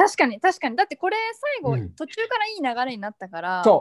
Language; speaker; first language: Japanese; native; Japanese